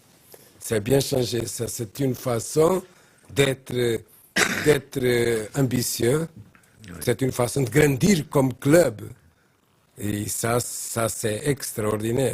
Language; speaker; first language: French; non-native, learner; Portuguese